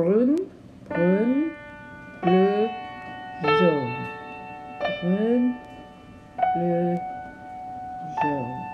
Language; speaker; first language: French; non-native, learner; English